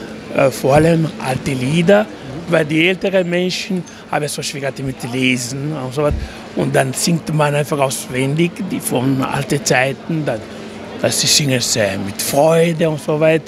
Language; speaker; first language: German; non-native, fluent; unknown